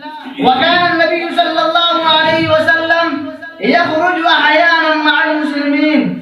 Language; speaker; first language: Arabic; non-native, learner; Urdu